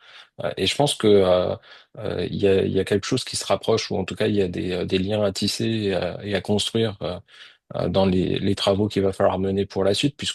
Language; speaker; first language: French; native; French